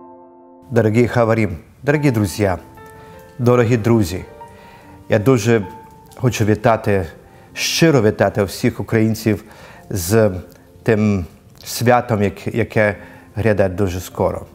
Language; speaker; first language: Ukrainian; non-native, local second language; Russian